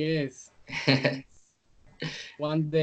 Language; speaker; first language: English; non-native, learner; Spanish